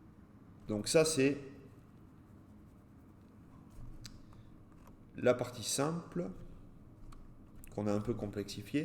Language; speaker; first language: French; native; French